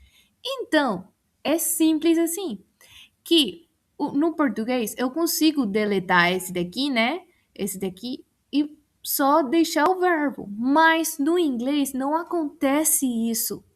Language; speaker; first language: Portuguese; non-native, fluent; Spanish